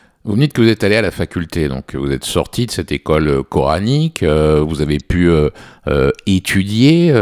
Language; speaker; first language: French; native; French